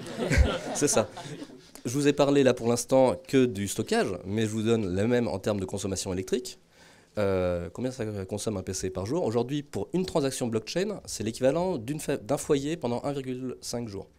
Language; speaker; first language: French; native; French